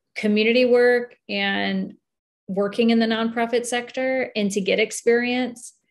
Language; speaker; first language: English; native; English